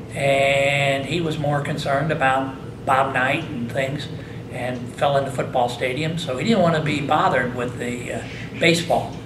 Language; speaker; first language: English; native; English